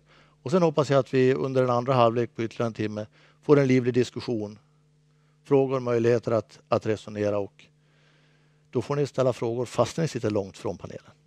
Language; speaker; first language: Swedish; native; Swedish